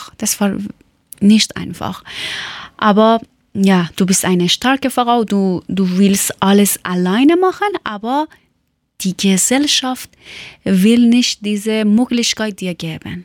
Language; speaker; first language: German; non-native, learner; Persian